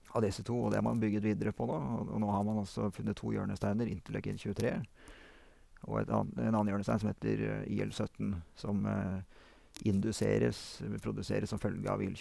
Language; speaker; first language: Norwegian; native; Norwegian